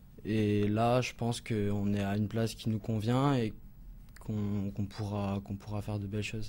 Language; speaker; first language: French; native; French